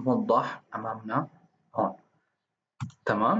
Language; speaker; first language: Arabic; native; Arabic